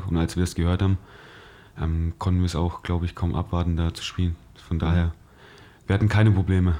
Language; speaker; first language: German; native; German